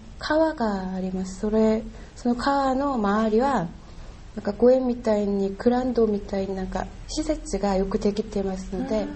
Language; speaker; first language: Japanese; non-native, fluent; Korean